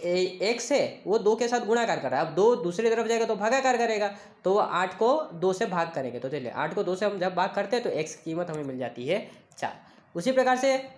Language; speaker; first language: Hindi; non-native, local second language; Gujarati